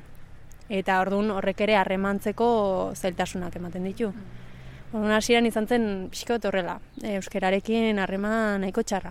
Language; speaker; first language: Basque; early bilingual, other home language; Spanish